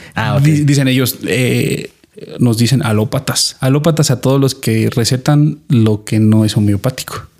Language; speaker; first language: Spanish; native; Spanish